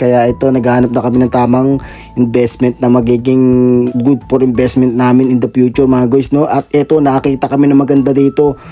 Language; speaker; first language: Filipino; native; Filipino